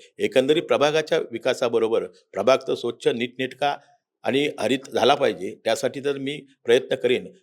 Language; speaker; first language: Marathi; native; Marathi